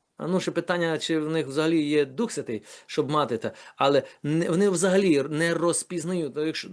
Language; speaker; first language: Ukrainian; native; Ukrainian